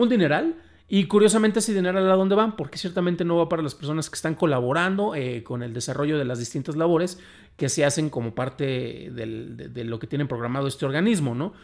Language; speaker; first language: Spanish; native; Spanish